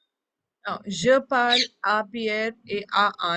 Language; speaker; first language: French; non-native, fluent; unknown